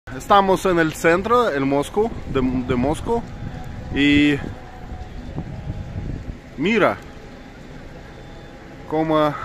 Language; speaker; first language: Spanish; non-native, learner; Russian